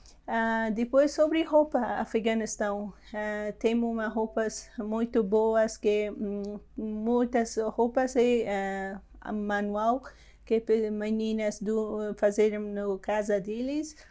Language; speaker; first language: Portuguese; non-native, learner; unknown